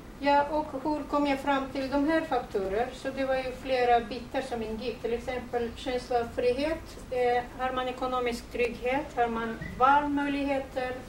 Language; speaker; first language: Swedish; non-native, fluent; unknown